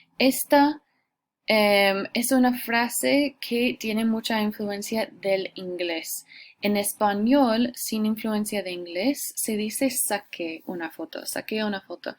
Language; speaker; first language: Spanish; non-native, fluent; English